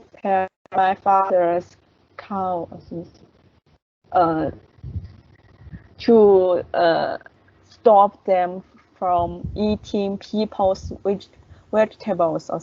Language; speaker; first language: English; non-native, learner; Chinese